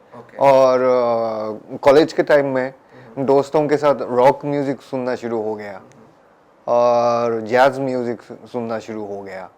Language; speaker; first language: Hindi; non-native, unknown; Japanese